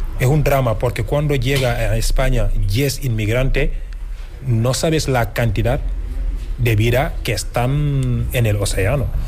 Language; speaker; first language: Spanish; non-native, fluent; Wolof